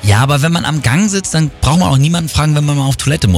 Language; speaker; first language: German; native; German